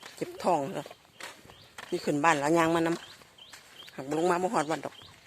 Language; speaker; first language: Thai; native; Thai